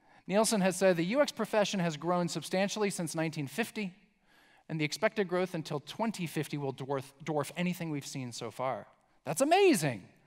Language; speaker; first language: English; native; English